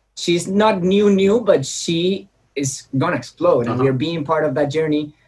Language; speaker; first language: English; non-native, fluent; Spanish